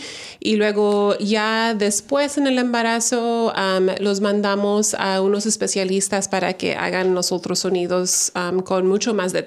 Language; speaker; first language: Spanish; early bilingual, heritage; Spanish